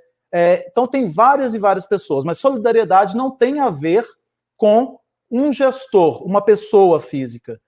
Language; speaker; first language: Portuguese; native; Portuguese